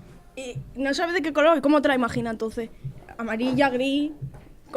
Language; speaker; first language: Spanish; native; Spanish